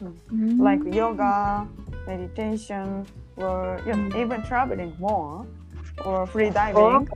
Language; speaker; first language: English; non-native, learner; Japanese